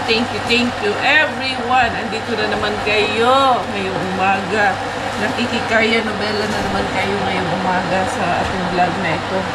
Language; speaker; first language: Filipino; non-native, local second language; Cebuano